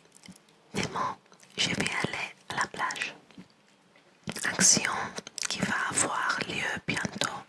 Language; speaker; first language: French; non-native, learner; English